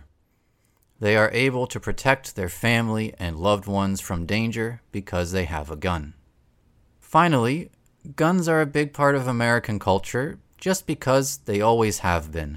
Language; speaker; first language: English; native; English